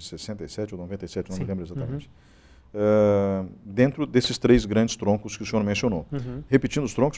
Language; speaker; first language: Portuguese; native; Portuguese